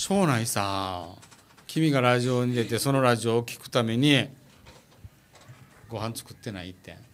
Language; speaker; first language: Japanese; native; Japanese